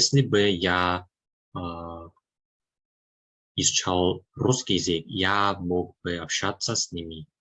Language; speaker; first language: Russian; non-native, fluent; Korean